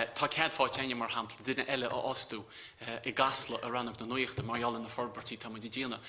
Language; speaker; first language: Irish; native; Irish